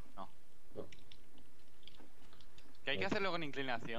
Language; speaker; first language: Spanish; native; Spanish